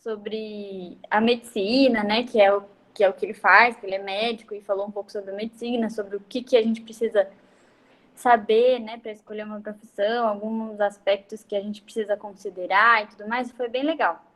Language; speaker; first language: Portuguese; native; Portuguese